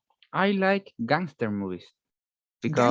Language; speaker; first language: English; non-native, learner; Spanish